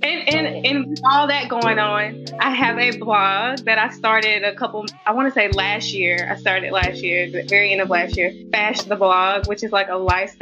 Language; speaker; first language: English; native; English